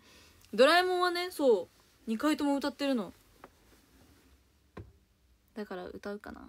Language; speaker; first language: Japanese; native; Japanese